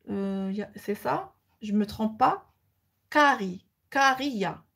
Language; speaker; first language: French; non-native, local second language; Arabic